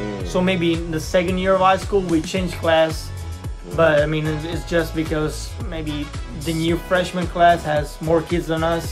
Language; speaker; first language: English; non-native, fluent; Italian